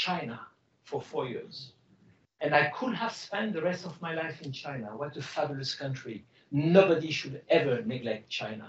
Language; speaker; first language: English; non-native, fluent; Arabic